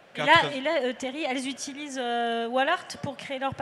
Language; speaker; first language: French; native; French